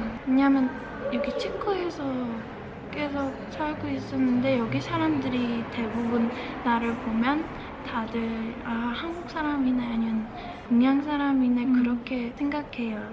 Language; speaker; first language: Korean; early bilingual, heritage; Czech